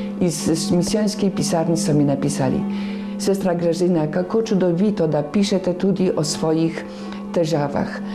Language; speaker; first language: Slovenian; non-native, fluent; Polish